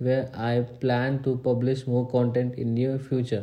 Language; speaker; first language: English; non-native, local second language; Hindi